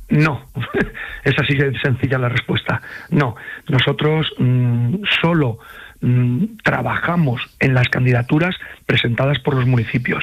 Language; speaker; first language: Spanish; native; Spanish